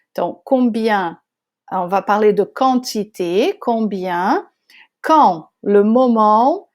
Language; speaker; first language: French; non-native, fluent; Portuguese